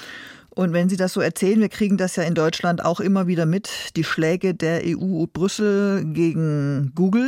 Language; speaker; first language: German; native; German